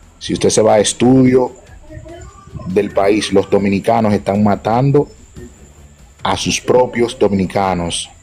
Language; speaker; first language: Spanish; native; Spanish